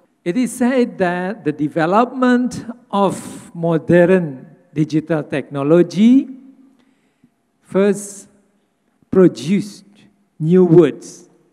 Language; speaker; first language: English; non-native, fluent; Indonesian